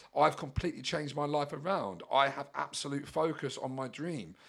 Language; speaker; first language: English; native; English